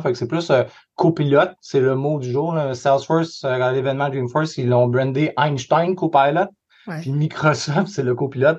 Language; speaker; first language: French; native; French